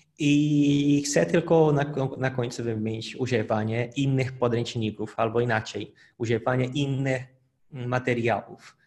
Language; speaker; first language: Polish; non-native, fluent; Portuguese